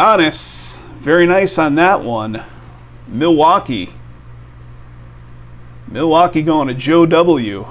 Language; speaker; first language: English; native; English